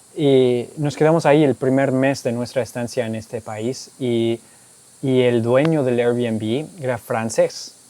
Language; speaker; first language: Spanish; non-native, fluent; English